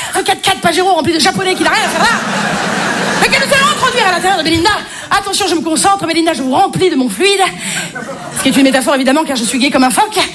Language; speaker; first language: French; native; French